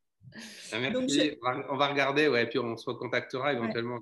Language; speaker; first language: French; native; French